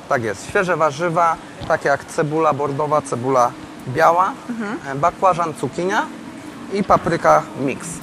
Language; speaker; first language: Polish; native; Polish